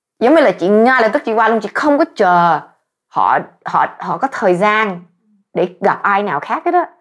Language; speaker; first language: Vietnamese; early bilingual, heritage; Vietnamese